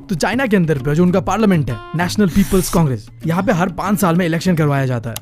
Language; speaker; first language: Hindi; non-native, local second language; Bangla